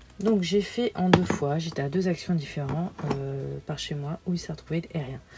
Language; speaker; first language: French; early bilingual, other home language; Portuguese